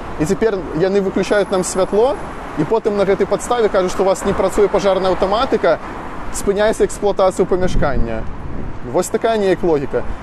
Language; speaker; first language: Belarusian; non-native, local second language; Russian